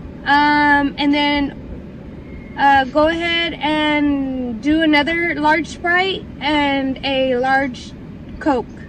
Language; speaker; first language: English; early bilingual, other home language; Spanish